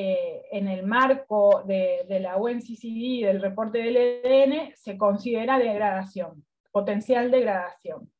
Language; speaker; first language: Spanish; native; Spanish